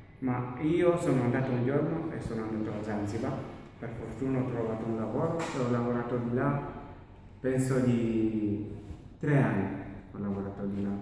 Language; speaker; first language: Italian; non-native, learner; Masai